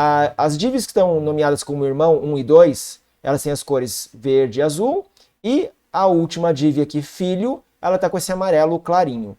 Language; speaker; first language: Portuguese; native; Portuguese